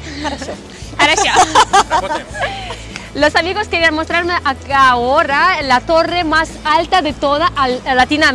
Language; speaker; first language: Spanish; non-native, fluent; Russian